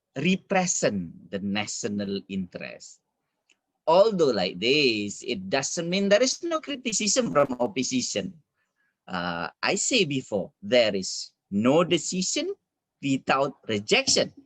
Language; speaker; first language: English; non-native, fluent; Indonesian